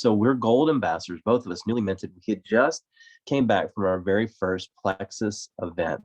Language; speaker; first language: English; native; English